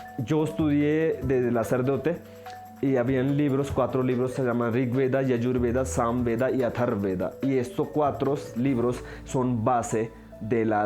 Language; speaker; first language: Spanish; non-native, learner; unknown